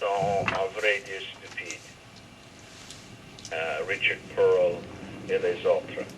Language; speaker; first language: French; non-native, learner; English